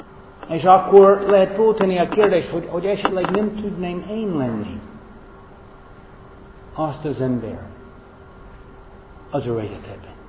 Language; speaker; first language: Hungarian; non-native, fluent; English